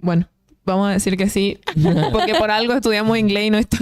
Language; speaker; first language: Spanish; native; Spanish